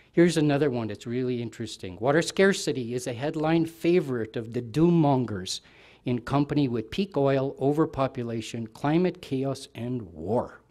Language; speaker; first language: English; native; English